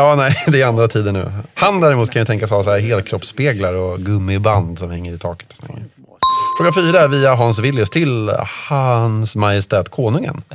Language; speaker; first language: Swedish; native; Swedish